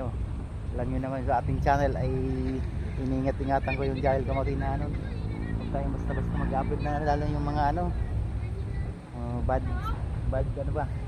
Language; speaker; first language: Filipino; native; Filipino